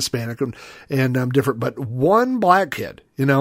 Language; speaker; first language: English; native; English